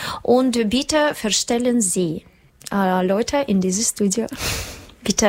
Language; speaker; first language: German; non-native, learner; Russian